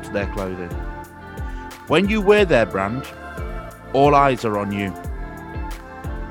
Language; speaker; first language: English; native; English